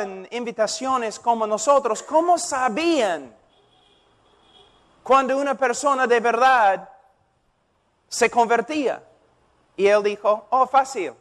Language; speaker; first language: Spanish; non-native, fluent; English